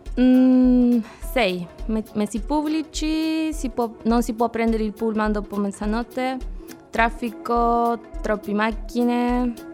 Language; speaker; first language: Italian; non-native, learner; Spanish